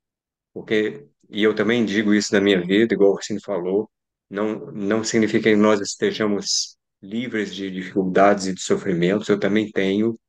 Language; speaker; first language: Portuguese; native; Portuguese